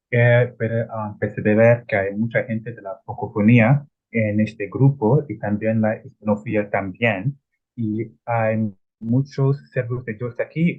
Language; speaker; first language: Spanish; non-native, learner; Italian